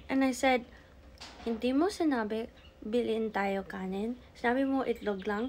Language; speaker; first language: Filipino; early bilingual, heritage; English